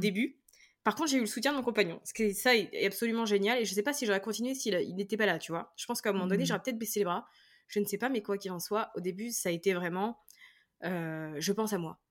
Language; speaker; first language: French; native; French